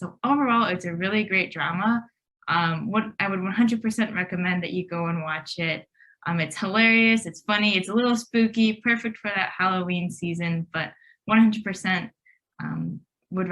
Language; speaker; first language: English; native; English